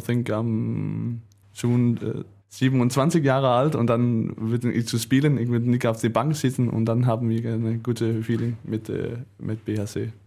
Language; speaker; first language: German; non-native, learner; Danish